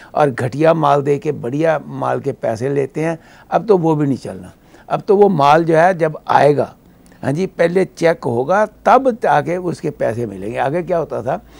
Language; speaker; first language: Hindi; native; Hindi